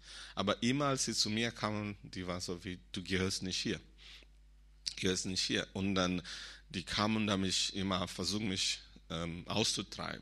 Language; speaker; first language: German; non-native, fluent; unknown